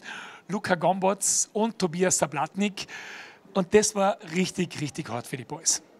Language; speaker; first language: German; native; German